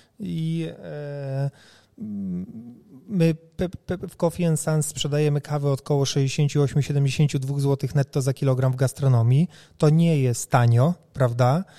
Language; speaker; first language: Polish; native; Polish